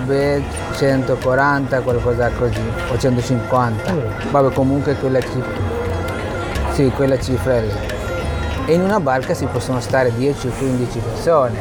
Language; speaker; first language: Italian; non-native, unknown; Bangla